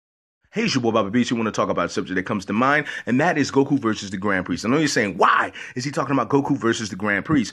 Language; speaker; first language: English; native; English